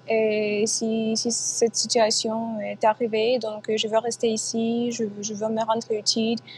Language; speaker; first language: French; non-native, fluent; Ukrainian